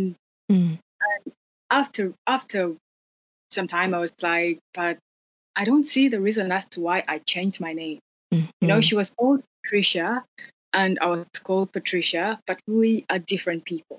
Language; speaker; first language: English; non-native, local second language; Acoli